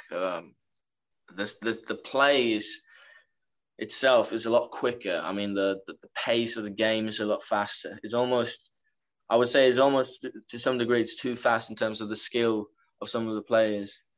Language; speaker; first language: English; non-native, fluent; Norwegian